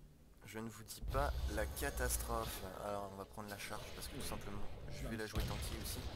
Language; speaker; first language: French; native; French